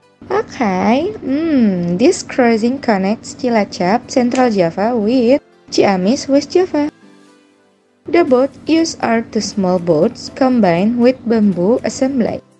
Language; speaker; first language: English; non-native, learner; Indonesian